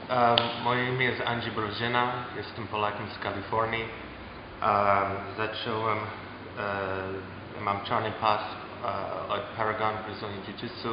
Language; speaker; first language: Polish; early bilingual, heritage; Polish